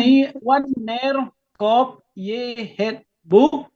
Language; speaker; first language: Dutch; non-native, learner; Indonesian